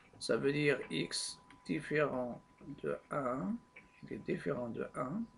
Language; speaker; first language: French; non-native, local second language; Arabic